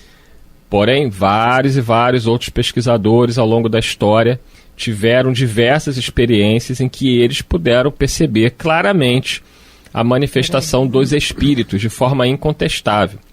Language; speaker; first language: Portuguese; native; Portuguese